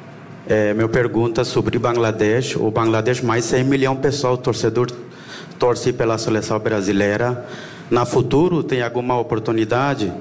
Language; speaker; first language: Portuguese; non-native, learner; Bangla